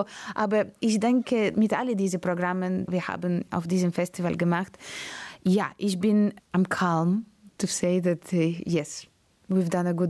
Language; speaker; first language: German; non-native, learner; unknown